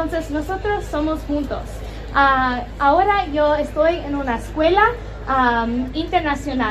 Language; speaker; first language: Spanish; non-native, learner; English